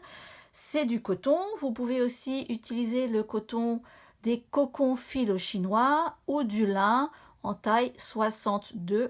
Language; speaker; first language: French; native; French